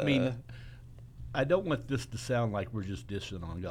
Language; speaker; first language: English; native; English